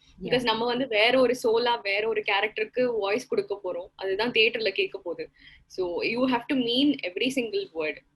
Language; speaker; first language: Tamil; non-native, local second language; Malayalam